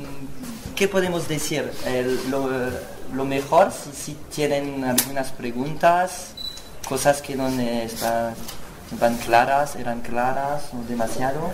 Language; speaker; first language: Spanish; non-native, learner; French